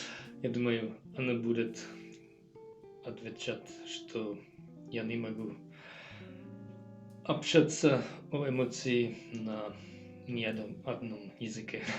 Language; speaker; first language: Russian; non-native, learner; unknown